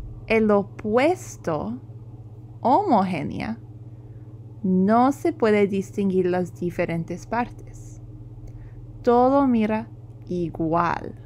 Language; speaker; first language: Spanish; non-native, fluent; English